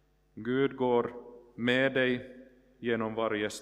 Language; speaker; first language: Swedish; non-native, local second language; Finnish